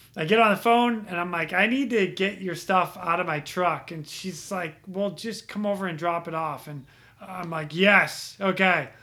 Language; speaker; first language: English; native; English